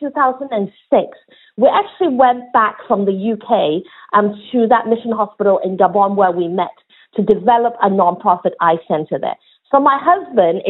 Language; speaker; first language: English; non-native, local second language; Cantonese